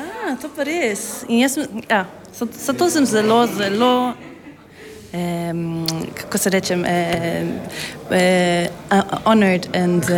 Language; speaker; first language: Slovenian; non-native, learner; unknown